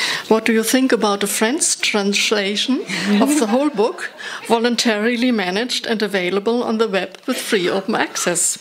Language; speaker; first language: English; non-native, fluent; German